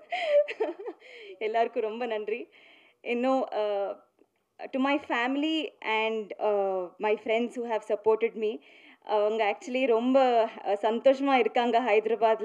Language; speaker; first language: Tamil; non-native, learner; Telugu